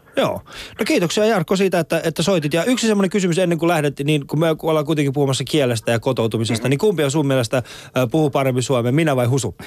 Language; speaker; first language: Finnish; non-native, fluent; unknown